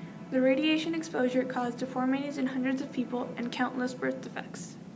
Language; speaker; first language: English; native; English